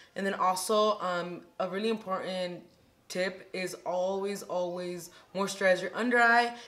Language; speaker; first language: English; early bilingual, other home language; Spanish